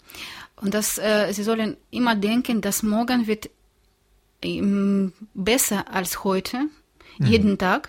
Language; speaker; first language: German; non-native, learner; Russian